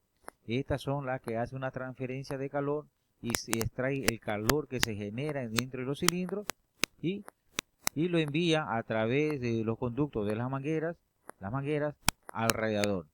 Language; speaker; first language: Spanish; native; Spanish